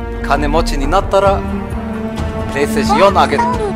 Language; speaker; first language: Japanese; non-native, learner; German